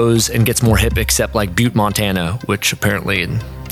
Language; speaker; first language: English; native; English